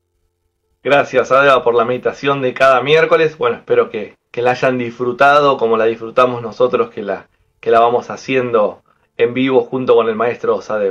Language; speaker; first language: Spanish; native; Spanish